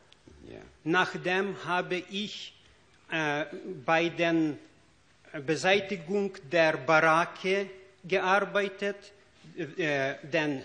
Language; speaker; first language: German; non-native, fluent; Ukrainian